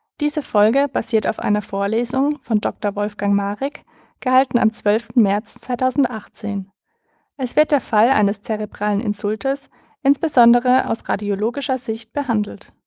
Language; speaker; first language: German; native; German